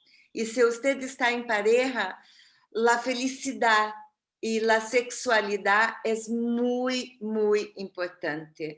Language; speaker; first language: Spanish; non-native, fluent; Portuguese